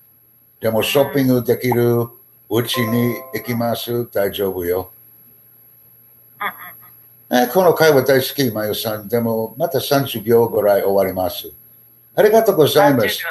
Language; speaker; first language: Japanese; non-native, learner; English